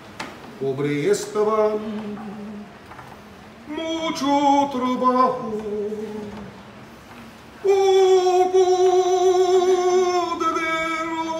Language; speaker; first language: Spanish; non-native, learner; English